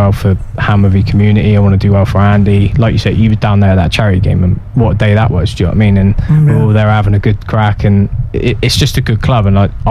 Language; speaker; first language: English; native; English